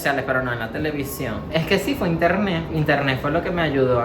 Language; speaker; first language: Spanish; native; Spanish